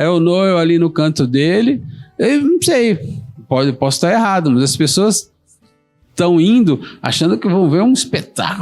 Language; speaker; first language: Portuguese; native; Portuguese